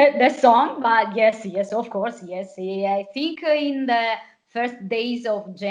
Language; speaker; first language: English; non-native, fluent; Italian